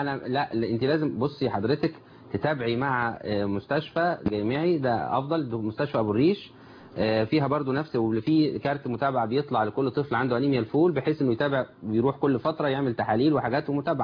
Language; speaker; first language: Arabic; native; Arabic